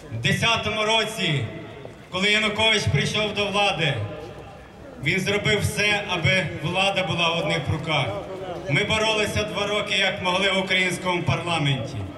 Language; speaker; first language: Ukrainian; native; Ukrainian